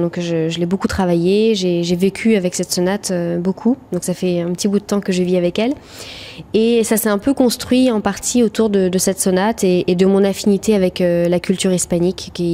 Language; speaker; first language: French; native; French